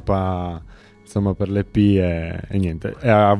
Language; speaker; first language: Italian; native; Italian